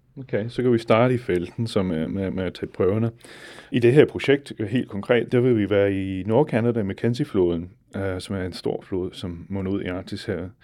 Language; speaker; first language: Danish; non-native, fluent; English